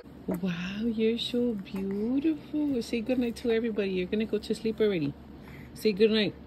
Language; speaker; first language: English; early bilingual, other home language; Spanish